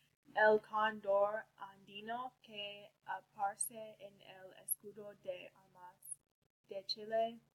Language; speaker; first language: Spanish; non-native, learner; English